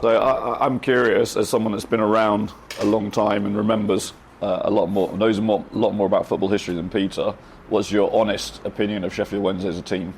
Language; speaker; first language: English; native; English